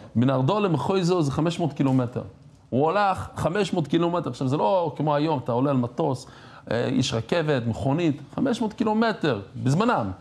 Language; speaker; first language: Hebrew; non-native, fluent; English